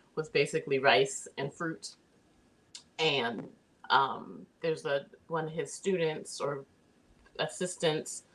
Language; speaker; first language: English; native; English